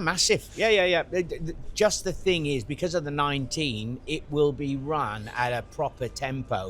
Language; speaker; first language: English; native; English